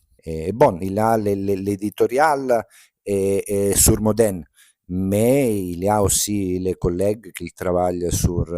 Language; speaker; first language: French; non-native, fluent; Italian